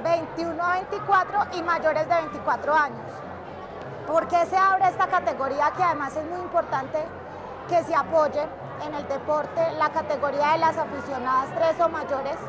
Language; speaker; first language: Spanish; native; Spanish